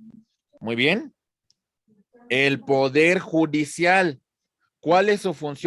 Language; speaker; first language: Spanish; native; Spanish